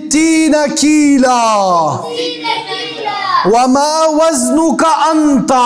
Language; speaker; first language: Arabic; non-native, fluent; Urdu